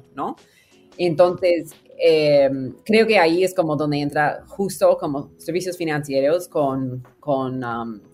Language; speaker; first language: Spanish; non-native, fluent; English